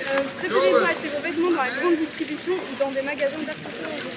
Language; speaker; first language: French; native; French